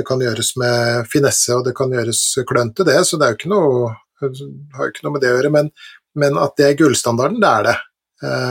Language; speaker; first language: Norwegian; native; Norwegian